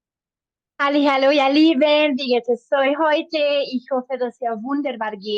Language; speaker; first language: German; non-native, fluent; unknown